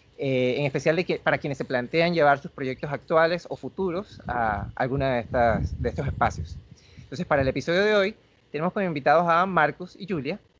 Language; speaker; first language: Spanish; native; Spanish